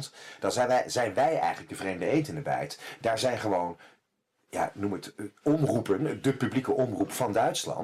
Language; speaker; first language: Dutch; native; Dutch